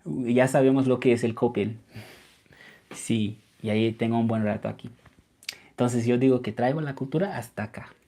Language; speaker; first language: Spanish; non-native, fluent; English